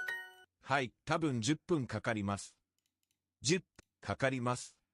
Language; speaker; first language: Japanese; non-native, learner; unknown